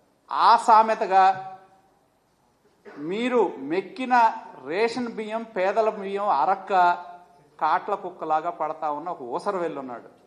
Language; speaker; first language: Telugu; native; Telugu